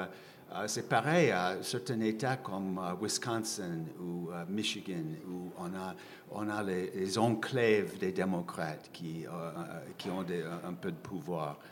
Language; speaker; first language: French; non-native, fluent; English